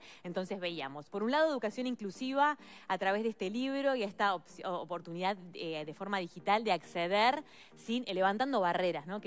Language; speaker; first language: Spanish; native; Spanish